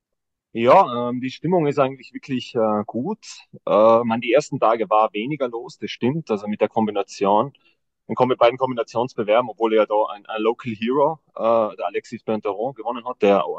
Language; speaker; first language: German; native; German